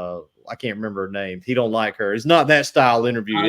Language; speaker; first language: English; native; English